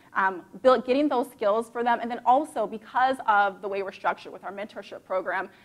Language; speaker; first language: English; native; English